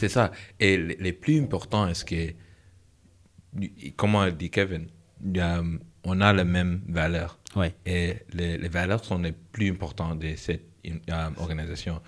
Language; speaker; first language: French; non-native, learner; English